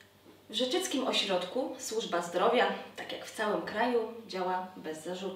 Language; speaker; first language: Polish; native; Polish